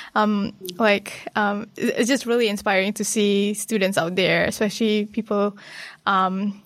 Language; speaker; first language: English; non-native, local second language; Malay